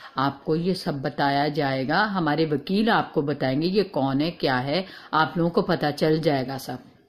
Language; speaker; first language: Urdu; native; Urdu